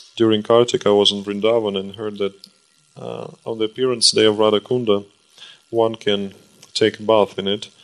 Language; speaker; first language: English; non-native, fluent; Russian